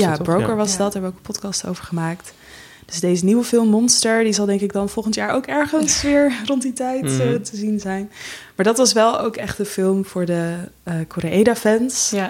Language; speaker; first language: Dutch; native; Dutch